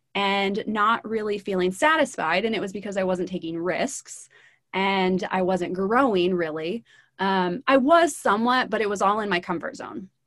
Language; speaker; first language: English; native; English